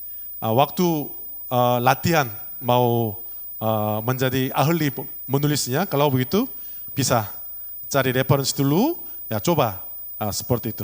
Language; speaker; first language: Indonesian; non-native, learner; Korean